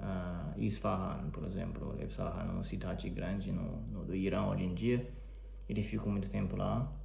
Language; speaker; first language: Portuguese; non-native, learner; Chinese